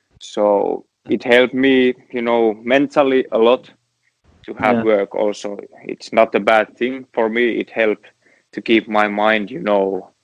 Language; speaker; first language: English; non-native, learner; Finnish